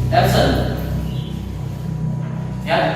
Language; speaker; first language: English; non-native, learner; Indonesian